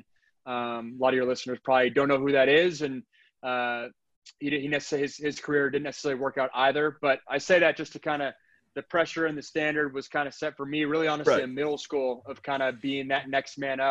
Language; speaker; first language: English; native; English